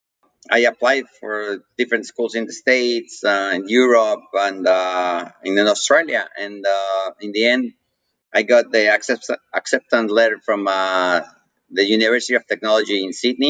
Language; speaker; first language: English; non-native, fluent; Spanish